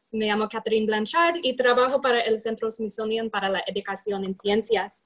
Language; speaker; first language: Spanish; non-native, fluent; English